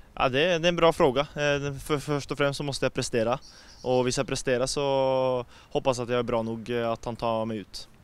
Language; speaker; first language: Swedish; non-native, fluent; Norwegian